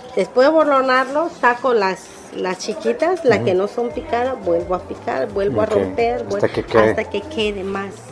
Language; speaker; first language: Spanish; native; Spanish